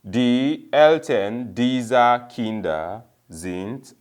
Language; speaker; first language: German; non-native, fluent; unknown